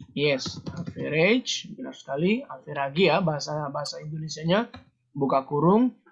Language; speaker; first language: Indonesian; native; Indonesian